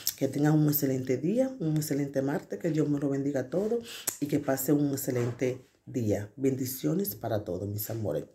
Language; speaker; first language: Spanish; native; Spanish